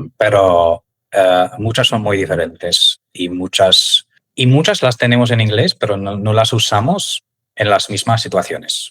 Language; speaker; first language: Spanish; non-native, fluent; English